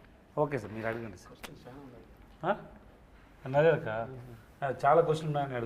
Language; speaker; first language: Telugu; non-native, local second language; Tamil